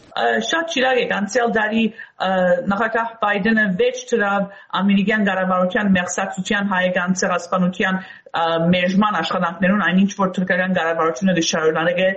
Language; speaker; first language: Armenian; early bilingual, heritage; Armenian